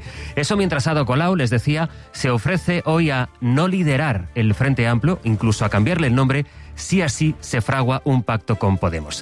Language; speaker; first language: Spanish; native; Spanish